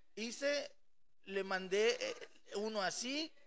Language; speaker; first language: Spanish; native; Spanish